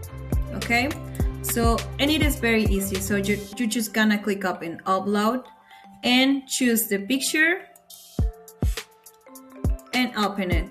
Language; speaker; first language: English; non-native, fluent; Spanish